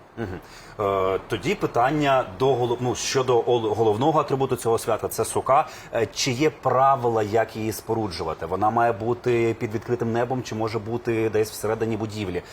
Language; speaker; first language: Ukrainian; native; Ukrainian